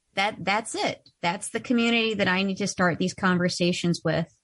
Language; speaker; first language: English; early bilingual, other home language; Ukrainian